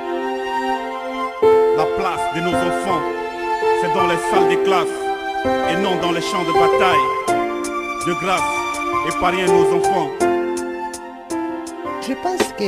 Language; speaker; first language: French; non-native, fluent; Spanish